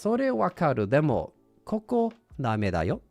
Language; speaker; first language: Japanese; non-native, learner; English